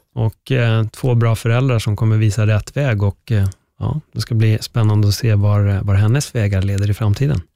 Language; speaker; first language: Swedish; native; Swedish